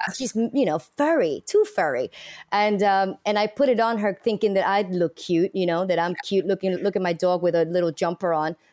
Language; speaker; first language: English; early bilingual, other home language; Spanish